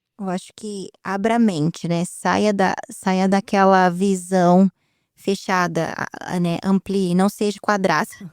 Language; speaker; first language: Portuguese; native; Portuguese